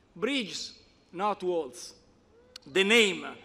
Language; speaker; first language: English; non-native, fluent; Italian